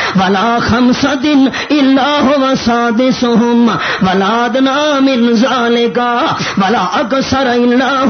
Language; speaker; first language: Urdu; non-native, local second language; Punjabi